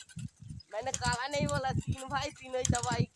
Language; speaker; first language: Hindi; non-native, local second language; Bangla